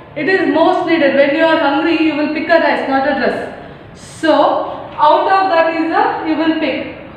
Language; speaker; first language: English; non-native, local second language; Kannada